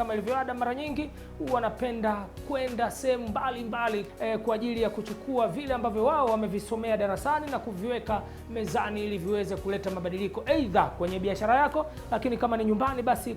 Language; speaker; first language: Swahili; native; Swahili